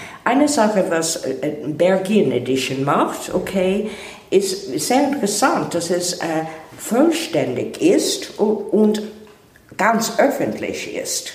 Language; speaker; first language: German; non-native, learner; English